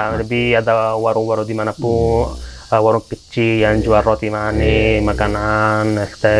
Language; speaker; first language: Indonesian; non-native, fluent; Italian